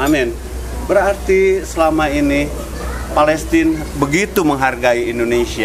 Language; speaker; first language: Indonesian; native; Indonesian